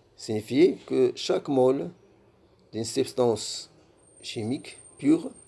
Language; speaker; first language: French; non-native, local second language; Arabic